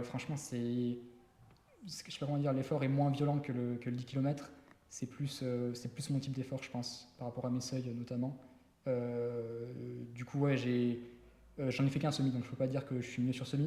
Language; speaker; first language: French; native; French